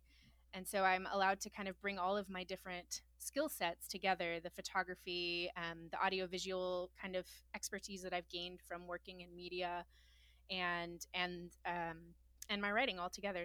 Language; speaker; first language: English; native; English